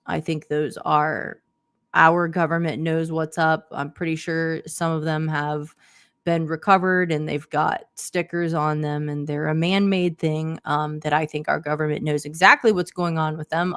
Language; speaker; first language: English; native; English